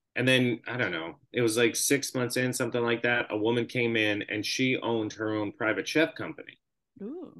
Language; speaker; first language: English; native; English